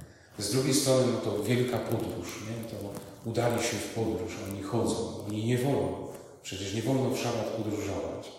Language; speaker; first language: Polish; native; Polish